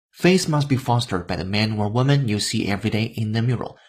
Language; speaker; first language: English; non-native, fluent; Chinese